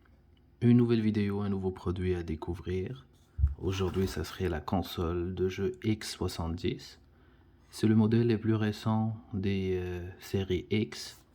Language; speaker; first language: French; native; French